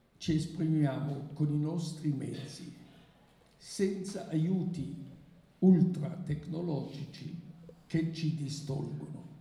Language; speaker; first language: Italian; non-native, fluent; German